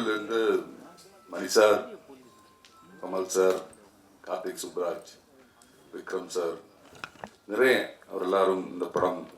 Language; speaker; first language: Tamil; non-native, learner; Malayalam